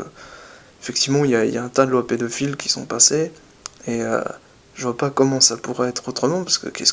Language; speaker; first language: French; native; French